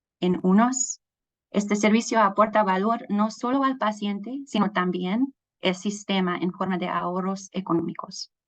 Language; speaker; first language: Spanish; non-native, fluent; English